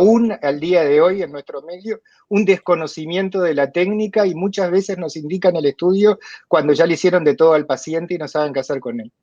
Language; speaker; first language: Spanish; native; Spanish